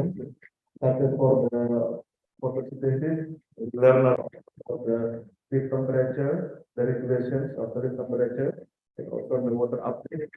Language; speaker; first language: English; non-native, fluent; Indonesian